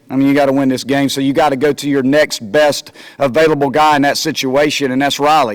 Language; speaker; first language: English; native; English